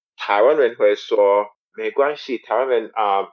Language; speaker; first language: Chinese; non-native, learner; English